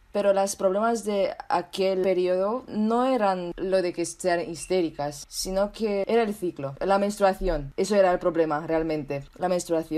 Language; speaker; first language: Spanish; non-native, fluent; Romanian